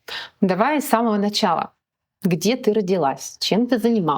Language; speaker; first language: Russian; native; Russian